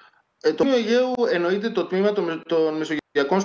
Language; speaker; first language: Greek; native; Greek